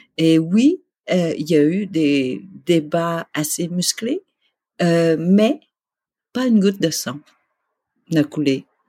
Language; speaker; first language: French; early bilingual, other home language; Vietnamese